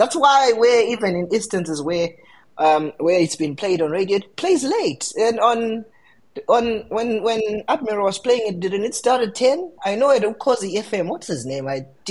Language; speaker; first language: English; non-native, local second language; Shona